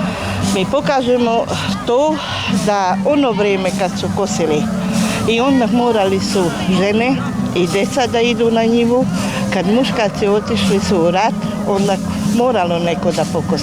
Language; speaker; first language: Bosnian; non-native, local second language; Hungarian